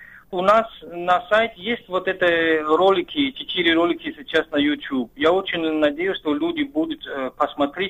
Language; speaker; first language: Russian; non-native, fluent; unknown